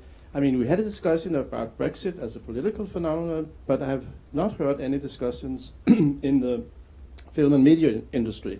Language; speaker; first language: English; non-native, fluent; Danish